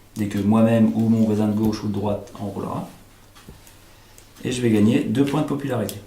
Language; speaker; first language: French; native; French